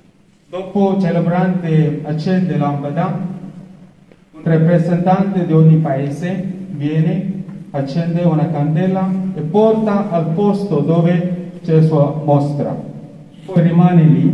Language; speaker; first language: Italian; non-native, fluent; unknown